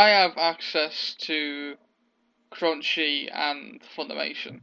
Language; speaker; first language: English; native; English